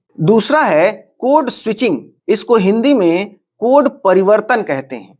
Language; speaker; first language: Hindi; native; Hindi